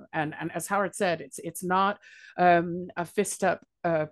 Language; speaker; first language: English; native; English